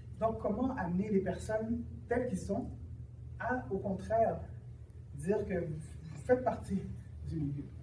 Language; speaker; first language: French; early bilingual, other home language; Haitian Creole